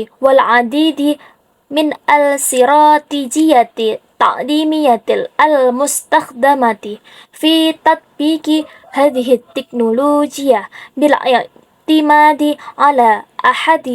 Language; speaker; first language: Arabic; non-native, learner; Indonesian